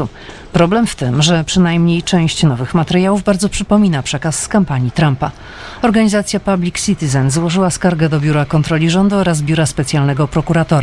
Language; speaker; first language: Polish; native; Polish